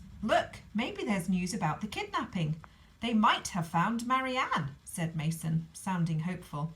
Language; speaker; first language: English; native; English